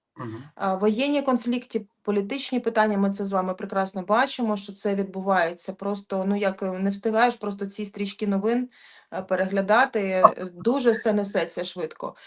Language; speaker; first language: Ukrainian; non-native, local second language; Russian